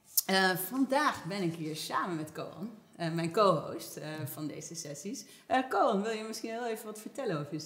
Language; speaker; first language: Dutch; native; Dutch